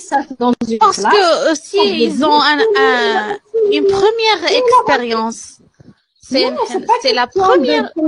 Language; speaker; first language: French; non-native, learner; Arabic